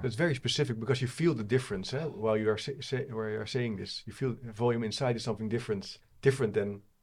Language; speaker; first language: English; non-native, fluent; Dutch